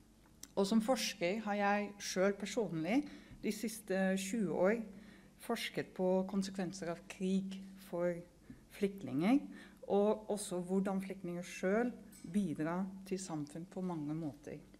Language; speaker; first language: Norwegian; non-native, fluent; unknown